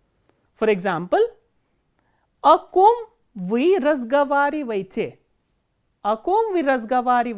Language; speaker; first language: Russian; non-native, fluent; Hindi